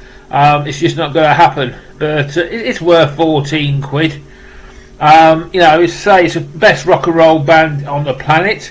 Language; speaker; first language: English; native; English